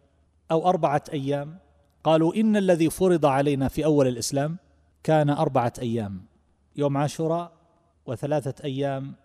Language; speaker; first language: Arabic; native; Arabic